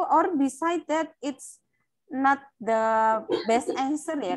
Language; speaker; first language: English; non-native, fluent; Indonesian